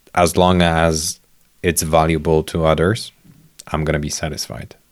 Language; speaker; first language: English; non-native, fluent; Polish